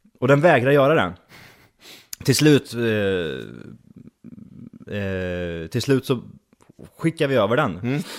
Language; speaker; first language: Swedish; native; Swedish